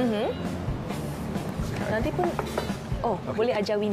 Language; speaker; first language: Malay; native; Malay